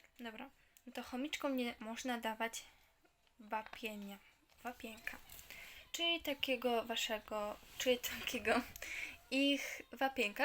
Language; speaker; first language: Polish; native; Polish